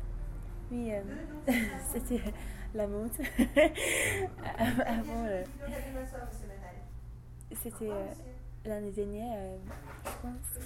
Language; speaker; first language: French; non-native, learner; English